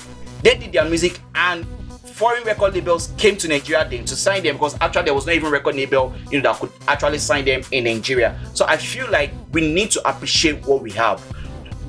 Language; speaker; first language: English; non-native, local second language; Yoruba